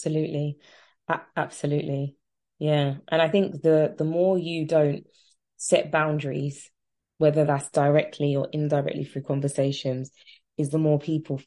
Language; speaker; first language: English; native; English